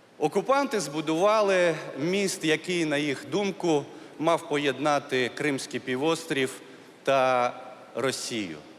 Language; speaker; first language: Ukrainian; non-native, local second language; Crimean Tatar